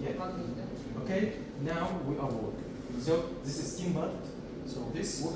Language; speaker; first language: English; non-native, learner; Arabic